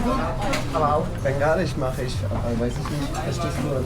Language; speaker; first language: German; non-native, learner; Bangla